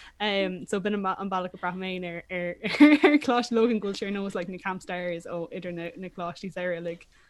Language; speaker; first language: Irish; non-native, local second language; English